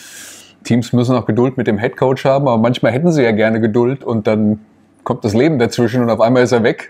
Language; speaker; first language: German; native; German